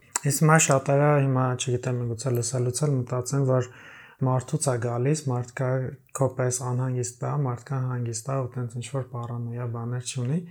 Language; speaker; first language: Armenian; native; Armenian